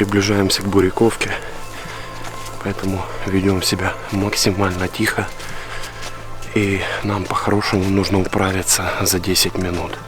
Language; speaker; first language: Russian; native; Russian